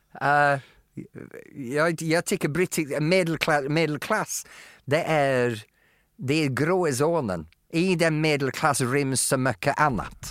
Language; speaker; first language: Swedish; non-native, fluent; English